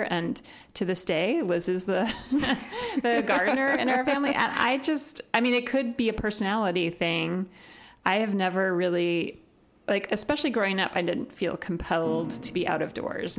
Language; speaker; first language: English; native; English